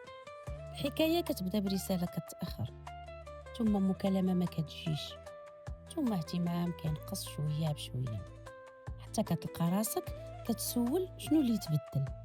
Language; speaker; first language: Arabic; native; Arabic